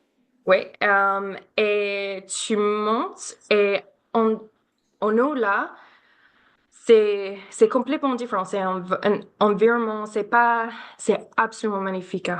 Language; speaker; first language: French; non-native, learner; English